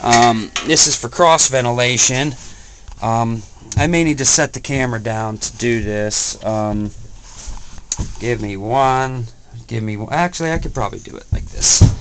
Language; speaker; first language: English; native; English